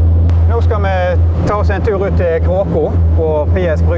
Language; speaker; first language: Norwegian; native; Norwegian